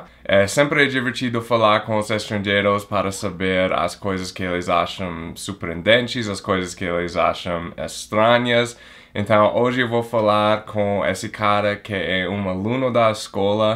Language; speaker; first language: Portuguese; non-native, fluent; English